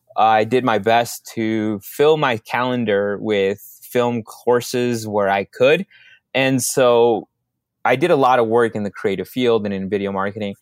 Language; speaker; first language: English; early bilingual, other home language; Spanish